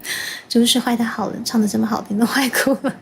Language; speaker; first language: Chinese; native; Chinese